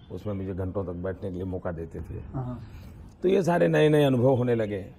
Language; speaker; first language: Hindi; non-native, local second language; Gujarati